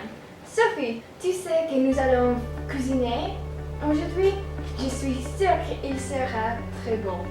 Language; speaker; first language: French; non-native, learner; English